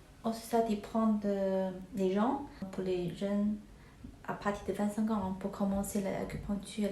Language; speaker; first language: French; non-native, learner; Chinese